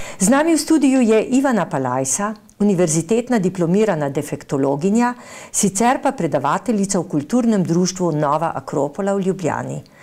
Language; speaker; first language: Slovenian; native; Slovenian